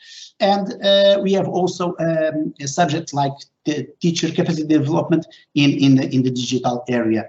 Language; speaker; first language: English; non-native, fluent; Portuguese